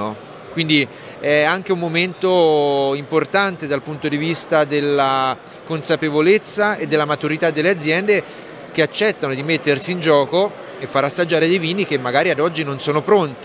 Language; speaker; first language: Italian; native; Italian